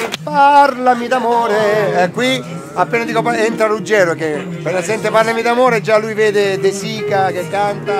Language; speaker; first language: Italian; native; Italian